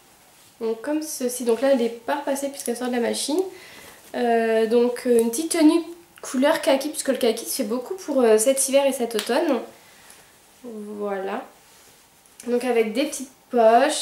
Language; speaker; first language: French; native; French